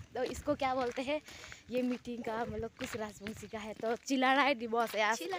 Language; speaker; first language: Hindi; non-native, local second language; Assamese